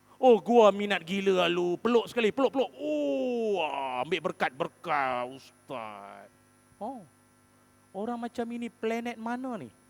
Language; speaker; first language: Malay; native; Malay